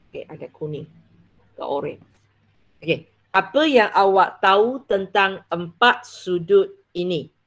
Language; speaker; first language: Malay; non-native, local second language; Chinese